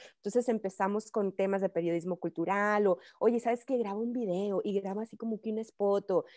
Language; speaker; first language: Spanish; native; Spanish